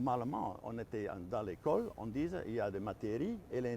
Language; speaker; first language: French; non-native, fluent; Dutch